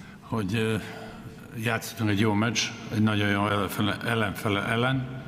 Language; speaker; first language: Hungarian; non-native, learner; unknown